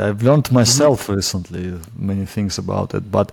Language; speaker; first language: English; non-native, fluent; Russian